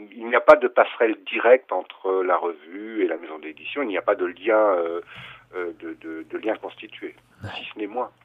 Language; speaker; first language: French; non-native, local second language; German